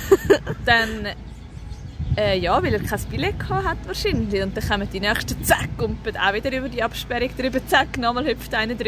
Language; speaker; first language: German; native; German